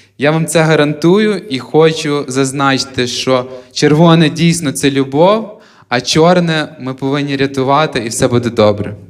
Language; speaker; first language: Ukrainian; native; Ukrainian